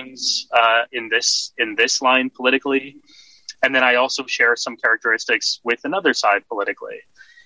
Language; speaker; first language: English; native; English